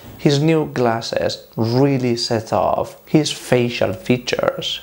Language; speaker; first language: English; non-native, fluent; Spanish